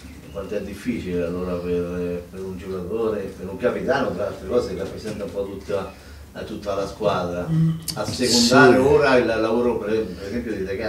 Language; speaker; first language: Italian; native; Italian